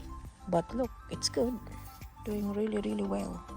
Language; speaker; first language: English; non-native, fluent; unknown